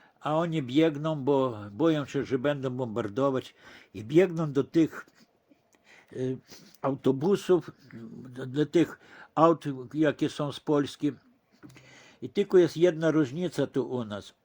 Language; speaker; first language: Polish; early bilingual, heritage; Polish